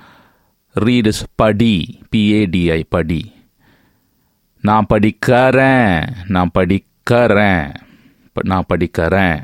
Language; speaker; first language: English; non-native, local second language; Tamil